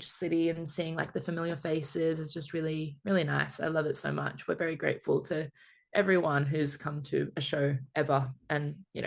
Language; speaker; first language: English; native; English